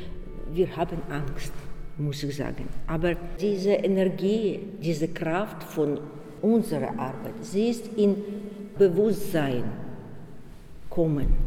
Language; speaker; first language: German; non-native, learner; Ukrainian